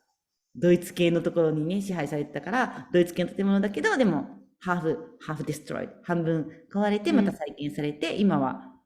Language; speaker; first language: Japanese; native; Japanese